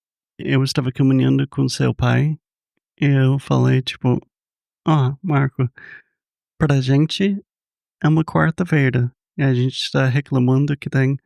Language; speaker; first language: Portuguese; non-native, fluent; English